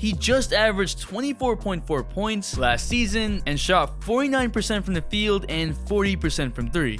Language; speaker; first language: English; native; English